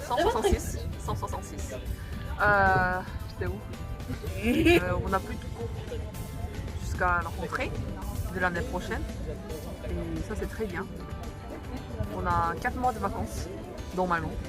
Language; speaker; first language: French; non-native, fluent; Korean